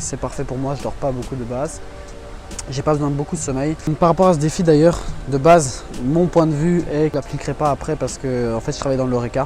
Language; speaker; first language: French; native; French